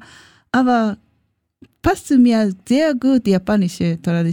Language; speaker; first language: German; non-native, learner; Japanese